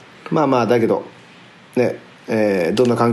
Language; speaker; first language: Japanese; native; Japanese